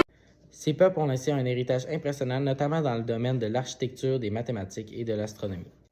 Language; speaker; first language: French; native; French